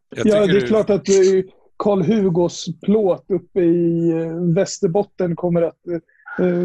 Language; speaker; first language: Swedish; native; Swedish